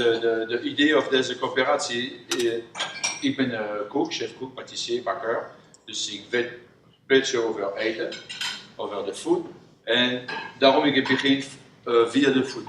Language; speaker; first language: Dutch; non-native, learner; French